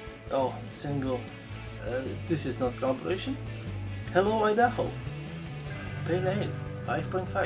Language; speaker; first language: English; non-native, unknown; Polish